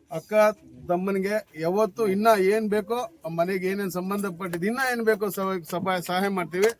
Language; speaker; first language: Kannada; native; Kannada